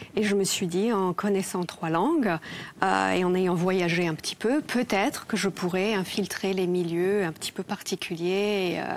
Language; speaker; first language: French; non-native, fluent; Polish